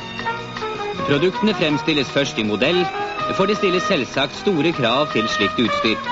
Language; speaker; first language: Norwegian; native; Norwegian